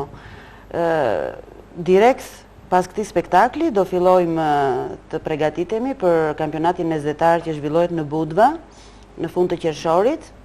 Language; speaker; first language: Albanian; native; Albanian